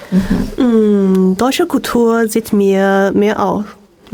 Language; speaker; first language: German; non-native, learner; Chinese